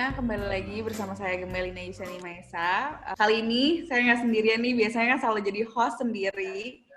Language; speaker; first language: Indonesian; native; Indonesian